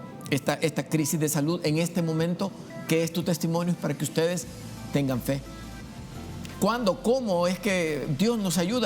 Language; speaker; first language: Spanish; native; Spanish